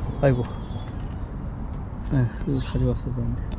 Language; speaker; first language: Korean; native; Korean